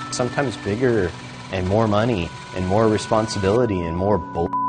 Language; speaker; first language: English; native; English